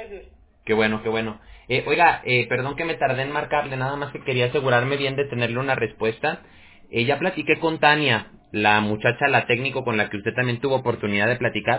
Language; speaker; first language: Spanish; native; Spanish